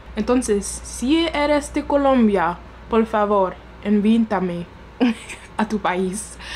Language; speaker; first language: Spanish; non-native, fluent; French